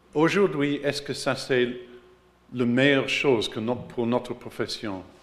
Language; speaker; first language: French; non-native, learner; English